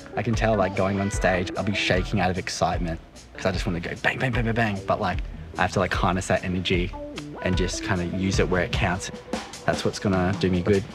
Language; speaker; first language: English; native; English